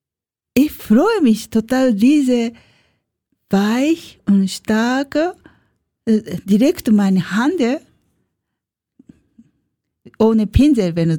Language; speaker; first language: German; non-native, learner; Japanese